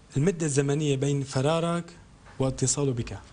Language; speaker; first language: Arabic; native; Arabic